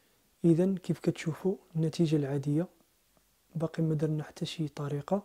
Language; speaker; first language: Arabic; native; Arabic